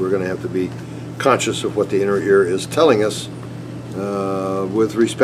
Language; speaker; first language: English; native; English